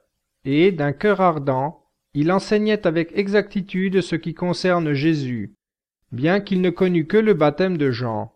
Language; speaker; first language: French; native; French